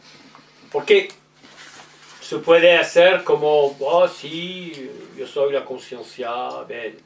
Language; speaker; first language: Spanish; non-native, learner; French